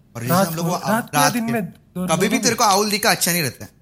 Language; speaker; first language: Hindi; non-native, local second language; Marathi